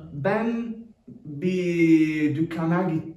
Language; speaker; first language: Turkish; non-native, learner; Italian